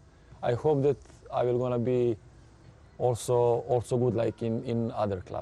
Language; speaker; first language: English; non-native, fluent; Serbian